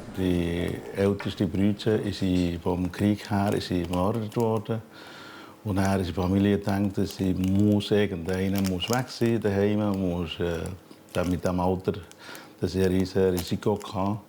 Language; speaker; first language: German; non-native, learner; Tamil